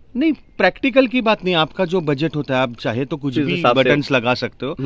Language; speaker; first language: Hindi; non-native, local second language; Marathi